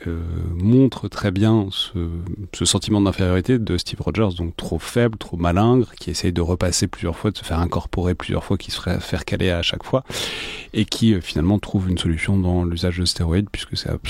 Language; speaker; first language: French; native; French